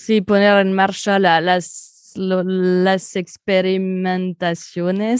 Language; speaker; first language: Spanish; non-native, fluent; French